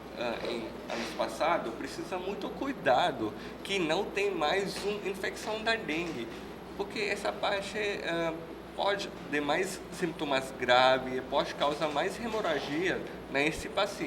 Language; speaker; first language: Portuguese; non-native, learner; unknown